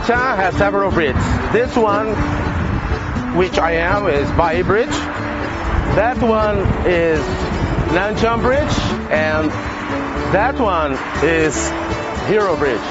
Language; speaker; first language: English; non-native, fluent; Portuguese